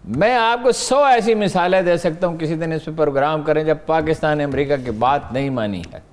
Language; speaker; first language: Urdu; native; Urdu